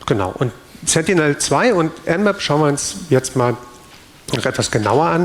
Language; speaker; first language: German; native; German